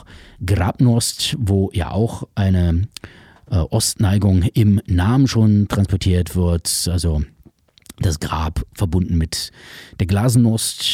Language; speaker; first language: German; native; German